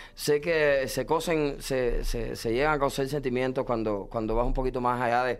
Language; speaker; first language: Spanish; native; Spanish